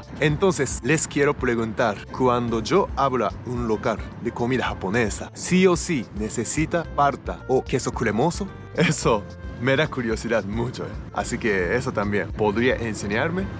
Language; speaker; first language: Spanish; non-native, learner; Japanese